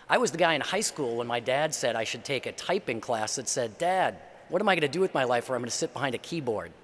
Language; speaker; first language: English; native; English